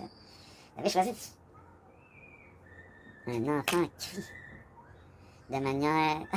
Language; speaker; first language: French; native; French